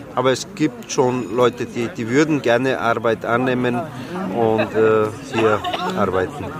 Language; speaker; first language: German; early bilingual, other home language; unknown